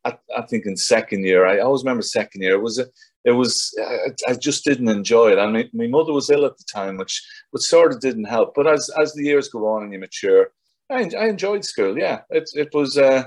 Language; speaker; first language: English; native; English